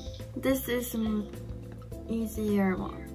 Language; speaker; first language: English; non-native, learner; Korean